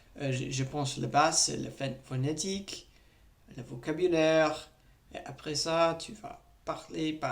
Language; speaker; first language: French; non-native, learner; English